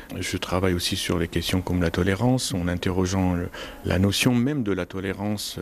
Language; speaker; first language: French; non-native, fluent; Arabic